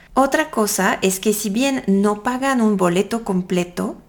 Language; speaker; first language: Spanish; non-native, fluent; French